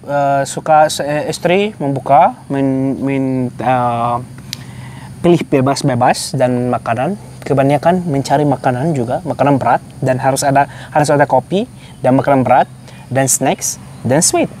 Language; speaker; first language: Indonesian; non-native, fluent; Arabic